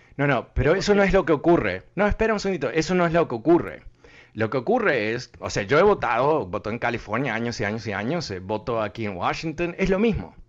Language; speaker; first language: Spanish; early bilingual, heritage; Spanish